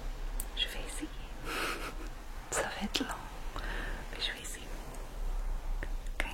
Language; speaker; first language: French; non-native, fluent; English